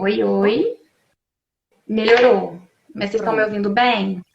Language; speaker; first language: Portuguese; native; Portuguese